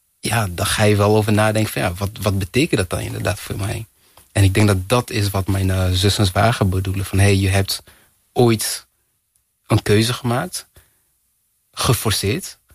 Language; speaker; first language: Dutch; early bilingual, other home language; Kinyarwanda